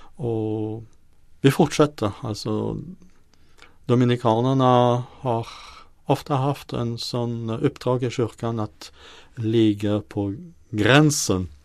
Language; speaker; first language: Swedish; non-native, fluent; French